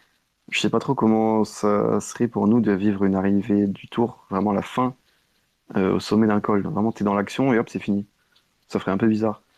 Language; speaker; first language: French; native; French